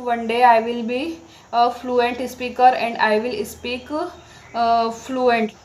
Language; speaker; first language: English; non-native, learner; Marathi